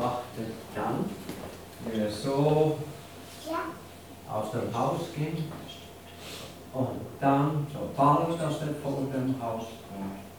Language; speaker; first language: German; non-native, fluent; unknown